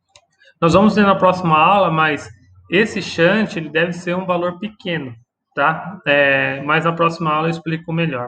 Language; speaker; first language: Portuguese; native; Portuguese